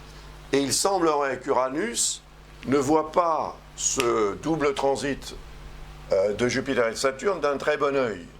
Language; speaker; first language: French; native; French